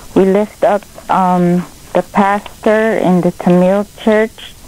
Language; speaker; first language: English; non-native, local second language; Filipino